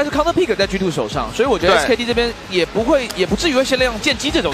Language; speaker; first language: Chinese; native; Chinese